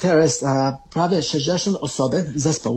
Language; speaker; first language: Polish; early bilingual, heritage; Polish